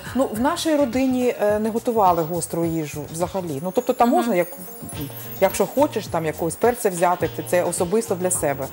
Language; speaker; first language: Ukrainian; non-native, local second language; Romanian